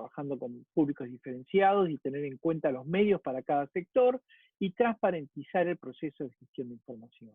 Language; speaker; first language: Spanish; native; Spanish